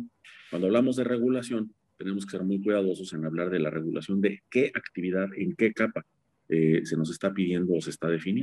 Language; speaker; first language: Spanish; native; Spanish